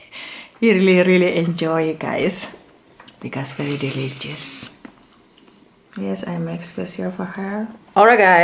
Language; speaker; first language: English; non-native, learner; Indonesian